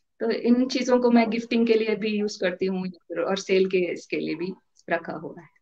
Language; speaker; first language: Hindi; non-native, local second language; Tamil